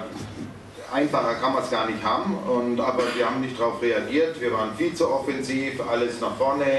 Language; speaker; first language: German; native; German